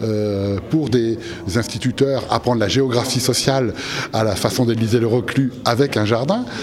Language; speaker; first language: French; native; French